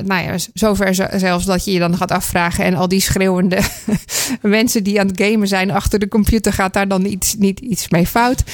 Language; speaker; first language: Dutch; native; Dutch